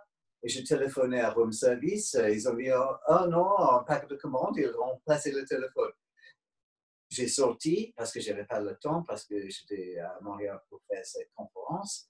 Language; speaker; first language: French; non-native, fluent; English